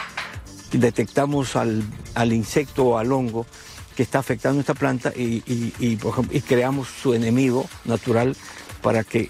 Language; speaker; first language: Spanish; native; Spanish